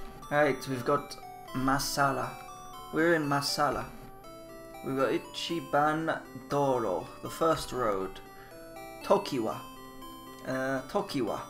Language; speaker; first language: English; native; English